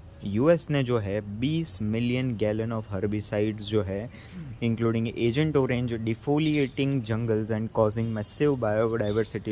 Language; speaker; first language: Hindi; native; Hindi